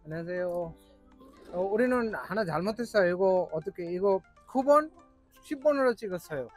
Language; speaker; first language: Korean; non-native, learner; Bangla